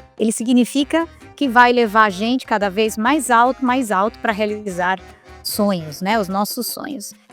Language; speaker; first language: Portuguese; native; Portuguese